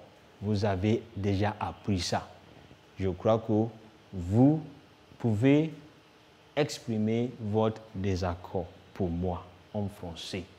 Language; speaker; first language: French; non-native, fluent; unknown